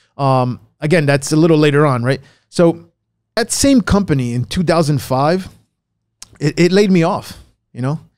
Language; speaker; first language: English; early bilingual, other home language; Spanish